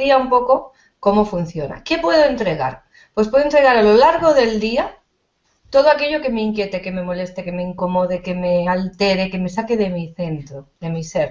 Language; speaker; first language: Spanish; native; Spanish